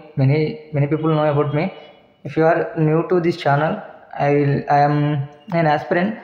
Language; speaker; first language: English; non-native, local second language; Telugu